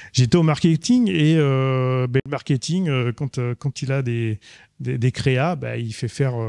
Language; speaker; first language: French; native; French